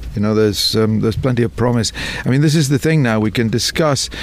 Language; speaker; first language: English; native; English